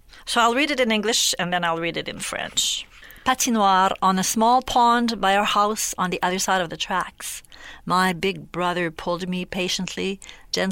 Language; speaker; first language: English; non-native, fluent; French